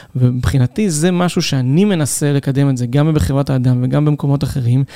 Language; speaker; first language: Hebrew; native; Hebrew